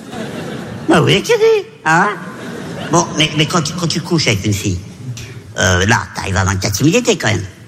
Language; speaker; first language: French; native; French